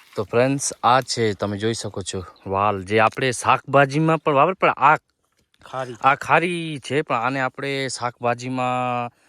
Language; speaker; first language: Gujarati; non-native, local second language; Kachhi